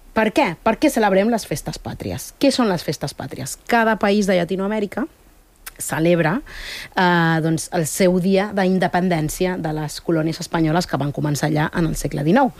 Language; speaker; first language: Catalan; early bilingual, other home language; Spanish